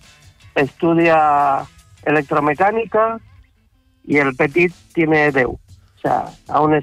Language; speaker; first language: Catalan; non-native, local second language; Spanish